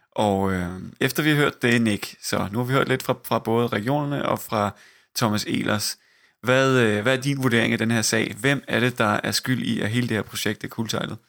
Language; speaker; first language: Danish; native; Danish